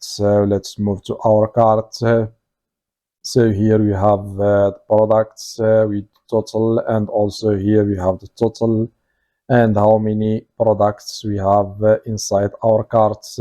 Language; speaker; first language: English; non-native, fluent; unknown